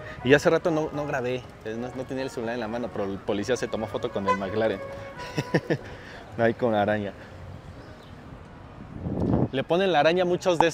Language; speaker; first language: Spanish; native; Spanish